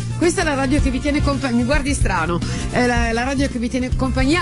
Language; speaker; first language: Italian; native; Italian